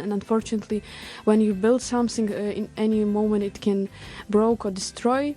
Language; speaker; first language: English; non-native, learner; Ukrainian